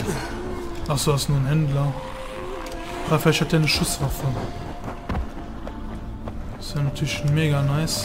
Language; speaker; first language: German; native; German